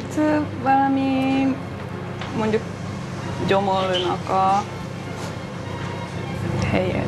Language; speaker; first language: Hungarian; non-native, fluent; Japanese